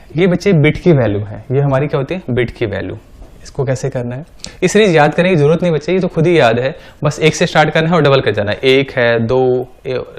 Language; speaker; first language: Hindi; native; Hindi